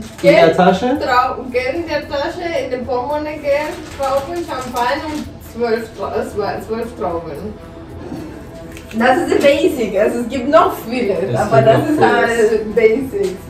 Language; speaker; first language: German; non-native, learner; Spanish